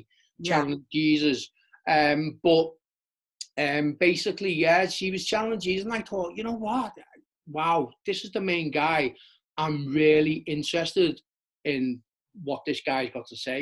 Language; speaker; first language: English; native; English